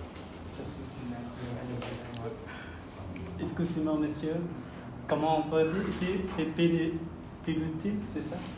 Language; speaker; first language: French; non-native, learner; Khmer